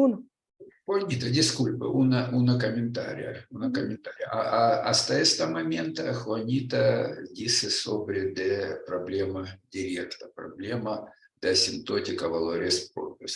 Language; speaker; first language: Spanish; non-native, learner; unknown